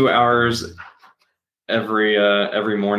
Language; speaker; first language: English; native; English